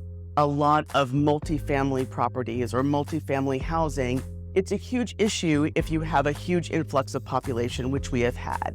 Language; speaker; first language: English; native; English